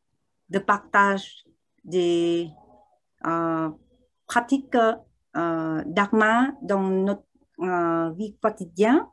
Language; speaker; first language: French; non-native, learner; Vietnamese